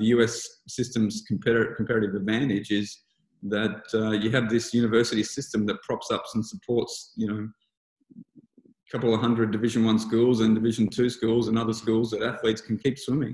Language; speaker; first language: English; native; English